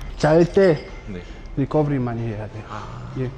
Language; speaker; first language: Korean; non-native, learner; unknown